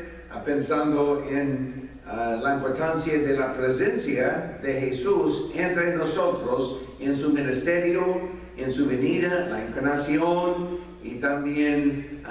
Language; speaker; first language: Spanish; non-native, fluent; English